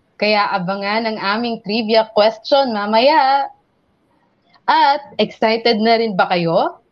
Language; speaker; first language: Filipino; non-native, local second language; Pampanga